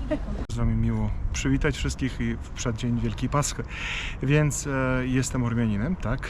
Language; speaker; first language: Polish; non-native, fluent; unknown